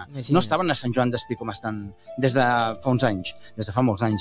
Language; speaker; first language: Catalan; native; Catalan